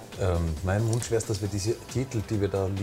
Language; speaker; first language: German; native; German